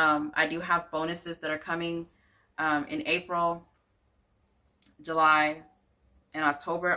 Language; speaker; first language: English; native; English